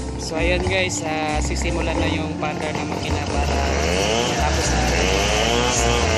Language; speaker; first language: Filipino; non-native, local second language; Cebuano